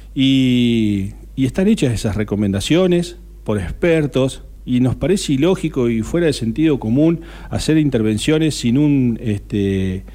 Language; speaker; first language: Spanish; native; Spanish